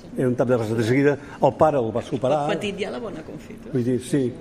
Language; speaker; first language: Catalan; native; Catalan